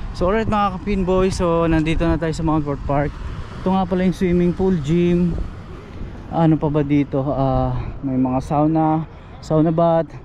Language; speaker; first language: Filipino; native; Filipino